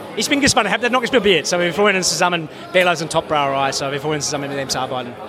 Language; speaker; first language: German; non-native, fluent; English